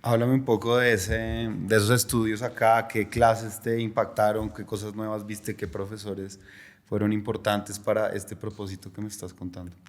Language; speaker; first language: Spanish; native; Spanish